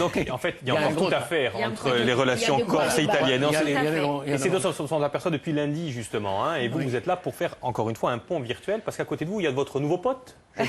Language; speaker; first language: French; native; French